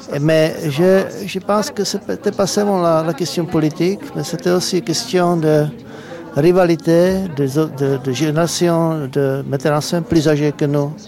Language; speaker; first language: French; non-native, learner; Czech